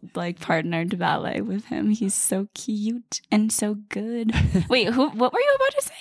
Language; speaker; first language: English; native; English